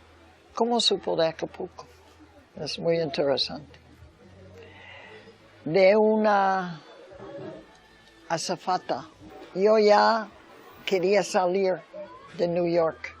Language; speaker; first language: Spanish; early bilingual, other home language; English